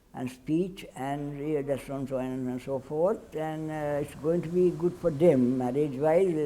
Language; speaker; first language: English; non-native, local second language; Sinhala